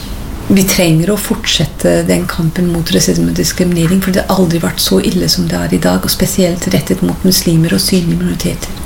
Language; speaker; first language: Norwegian; non-native, fluent; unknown